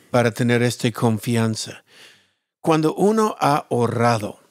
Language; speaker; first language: Spanish; non-native, fluent; English